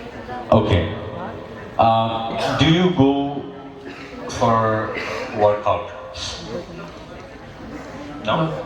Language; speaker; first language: English; non-native, local second language; Kok Borok